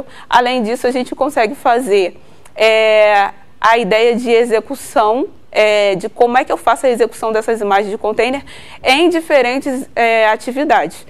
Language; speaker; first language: Portuguese; native; Portuguese